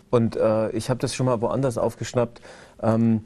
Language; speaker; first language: German; native; German